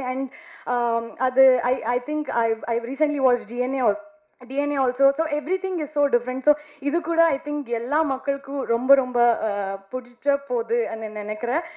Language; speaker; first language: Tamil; non-native, learner; Kannada